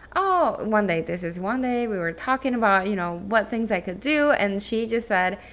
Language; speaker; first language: English; non-native, fluent; Spanish